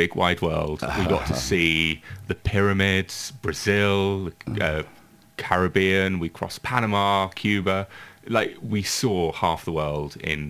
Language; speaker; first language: English; native; English